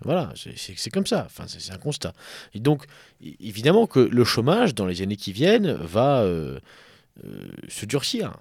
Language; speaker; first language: French; native; French